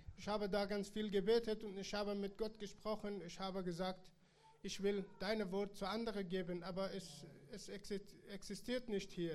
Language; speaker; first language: German; non-native, learner; Persian